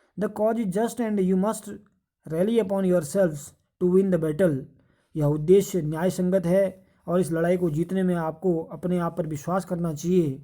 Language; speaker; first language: Hindi; native; Hindi